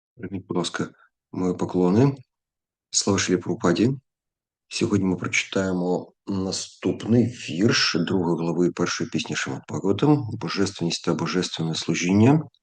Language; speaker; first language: Ukrainian; non-native, local second language; Russian